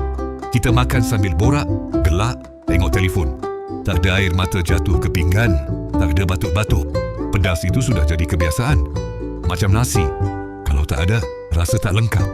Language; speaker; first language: Malay; native; Malay